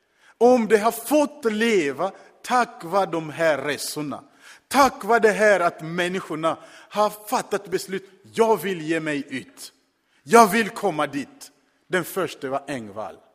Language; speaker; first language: Swedish; non-native, fluent; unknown